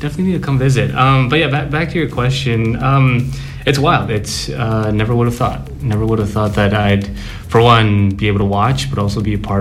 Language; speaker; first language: English; early bilingual, other home language; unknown